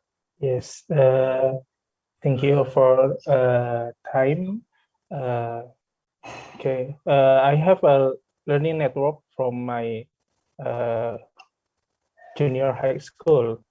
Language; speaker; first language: English; non-native, learner; Indonesian